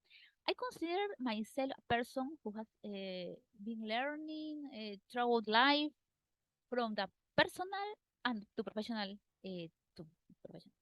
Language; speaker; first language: English; non-native, learner; Spanish